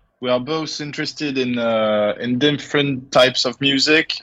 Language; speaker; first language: English; non-native, fluent; French